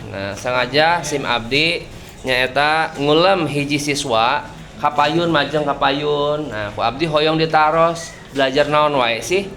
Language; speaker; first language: Sundanese; non-native, local second language; Indonesian